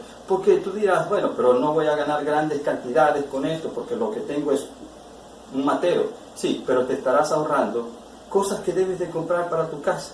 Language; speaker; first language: Spanish; native; Spanish